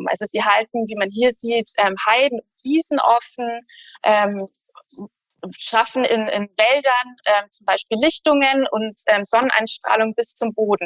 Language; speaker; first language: German; native; German